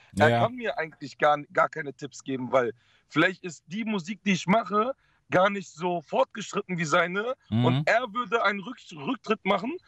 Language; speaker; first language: German; early bilingual, other home language; Dutch